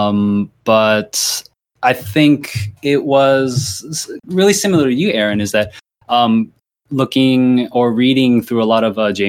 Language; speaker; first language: English; early bilingual, other home language; Thai